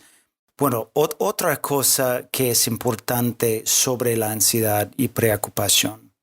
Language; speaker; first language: Spanish; non-native, fluent; English